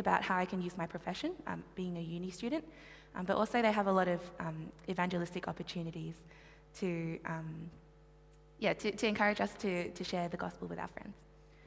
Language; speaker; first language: English; native; English